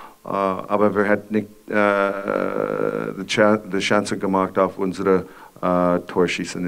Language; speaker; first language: German; non-native, fluent; English